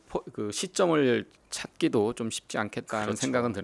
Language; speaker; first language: Korean; native; Korean